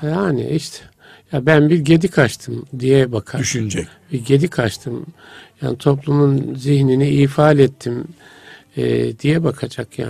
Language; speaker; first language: Turkish; native; Turkish